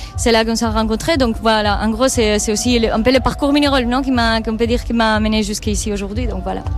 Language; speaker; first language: French; non-native, fluent; Spanish